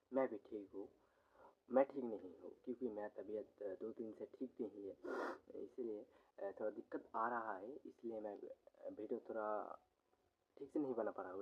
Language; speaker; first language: Hindi; non-native, local second language; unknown